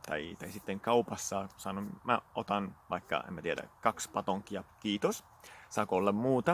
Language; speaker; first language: Finnish; non-native, fluent; Italian